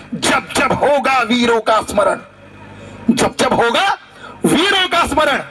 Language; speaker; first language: Hindi; non-native, local second language; Marathi